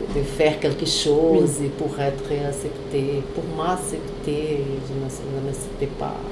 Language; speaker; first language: French; non-native, fluent; Portuguese